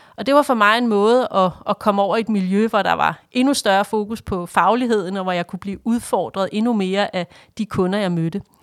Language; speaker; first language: Danish; native; Danish